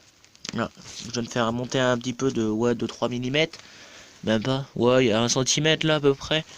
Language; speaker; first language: French; native; French